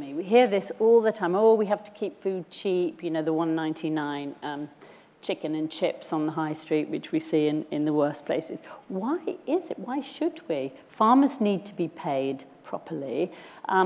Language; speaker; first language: English; native; English